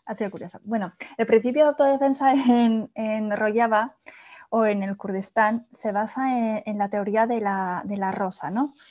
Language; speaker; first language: Spanish; native; Spanish